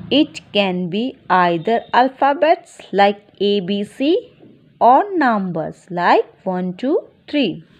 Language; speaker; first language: English; non-native, local second language; Hindi